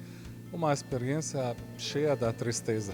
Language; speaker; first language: Portuguese; non-native, fluent; Arabic